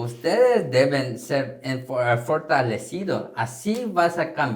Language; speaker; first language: Spanish; non-native, learner; Korean